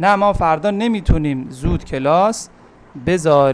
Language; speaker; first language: Persian; non-native, fluent; Urdu